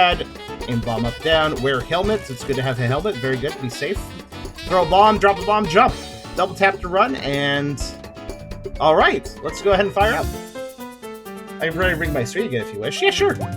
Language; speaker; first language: English; native; English